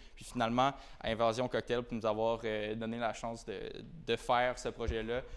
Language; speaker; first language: French; native; French